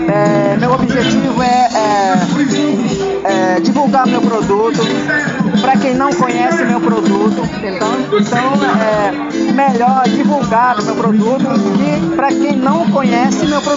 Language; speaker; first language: Portuguese; non-native, local second language; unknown